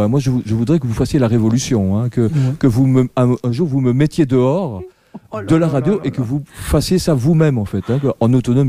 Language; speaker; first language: French; native; French